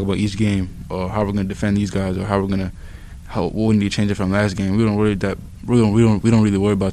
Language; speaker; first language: English; native; English